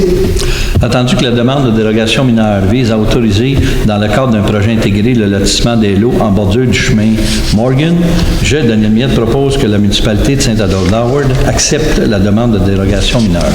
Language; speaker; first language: French; native; French